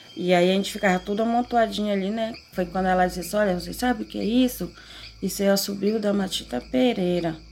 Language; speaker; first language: Portuguese; native; Portuguese